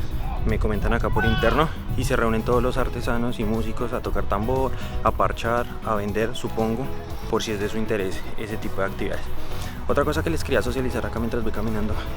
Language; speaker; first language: Spanish; native; Spanish